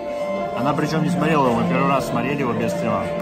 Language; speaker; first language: Russian; native; Russian